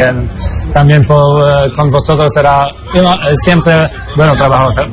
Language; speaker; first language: Spanish; non-native, learner; Polish